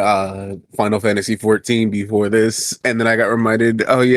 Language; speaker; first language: English; native; English